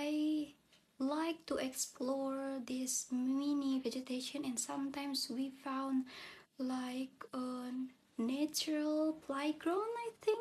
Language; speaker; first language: English; non-native, learner; Indonesian